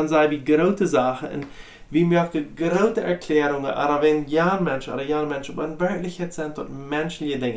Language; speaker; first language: German; non-native, learner; Plautdietsch